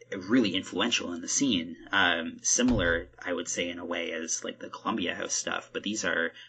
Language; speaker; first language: English; native; English